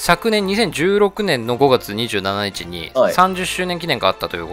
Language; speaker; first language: Japanese; native; Japanese